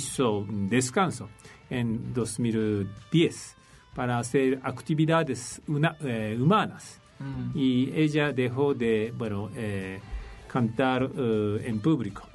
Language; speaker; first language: Spanish; non-native, fluent; Japanese